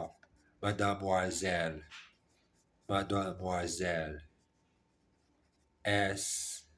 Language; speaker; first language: French; non-native, learner; Portuguese